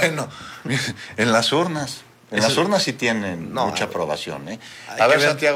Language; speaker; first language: Spanish; native; Spanish